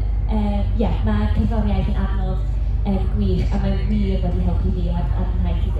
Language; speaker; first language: Welsh; non-native, local second language; English